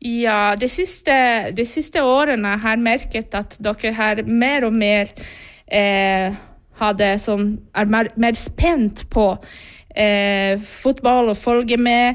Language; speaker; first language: Norwegian; non-native, fluent; Portuguese